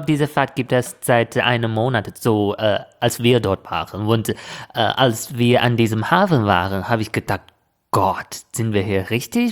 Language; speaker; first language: German; non-native, fluent; Chinese